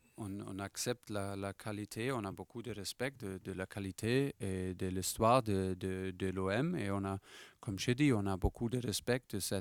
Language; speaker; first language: French; non-native, fluent; German